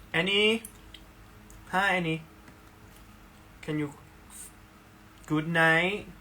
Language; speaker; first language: English; non-native, learner; Thai